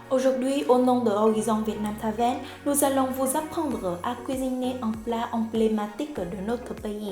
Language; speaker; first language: French; non-native, fluent; Vietnamese